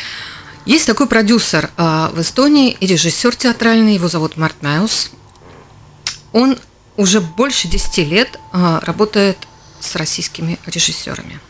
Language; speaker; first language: Russian; native; Russian